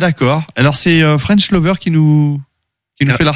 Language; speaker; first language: French; native; French